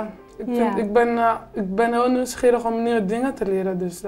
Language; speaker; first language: Dutch; early bilingual, other home language; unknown